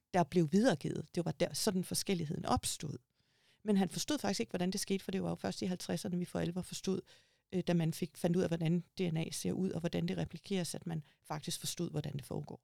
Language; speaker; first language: Danish; native; Danish